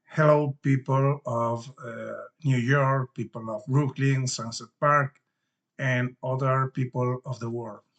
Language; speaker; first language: English; non-native, learner; Galician